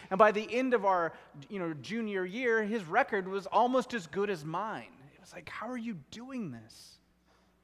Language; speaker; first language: English; native; English